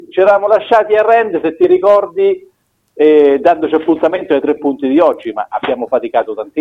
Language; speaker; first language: Italian; native; Italian